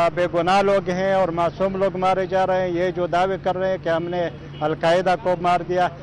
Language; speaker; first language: Urdu; native; Urdu